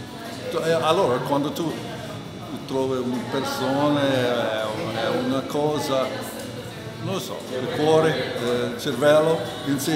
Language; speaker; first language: Italian; non-native, learner; English